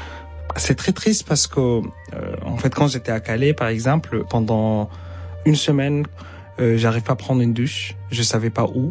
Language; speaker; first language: French; non-native, fluent; Arabic